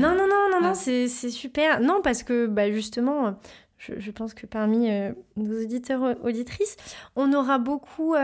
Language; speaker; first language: French; native; French